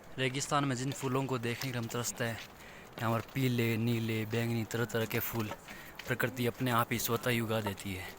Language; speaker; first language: Hindi; native; Hindi